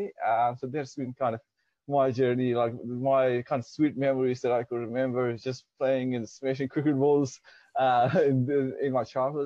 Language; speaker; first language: English; non-native, local second language; Persian